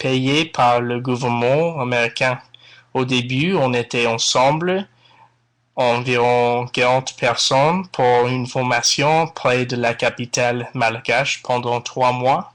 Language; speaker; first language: French; non-native, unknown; English